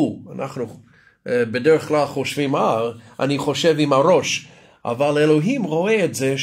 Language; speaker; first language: Hebrew; non-native, fluent; English